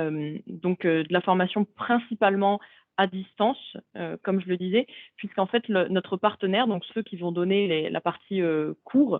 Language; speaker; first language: French; native; French